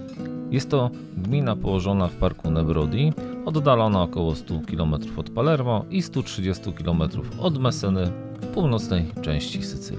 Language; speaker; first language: Polish; native; Polish